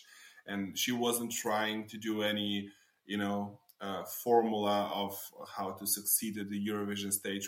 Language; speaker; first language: English; non-native, fluent; Slovenian